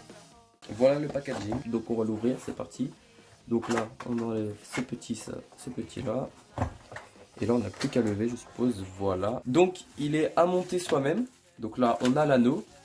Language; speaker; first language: French; native; French